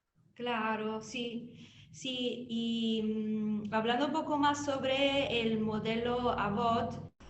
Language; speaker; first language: Spanish; non-native, fluent; Italian